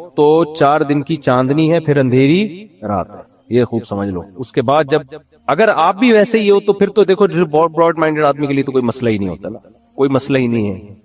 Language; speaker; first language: Urdu; native; Urdu